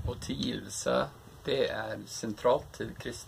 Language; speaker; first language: Norwegian; non-native, fluent; English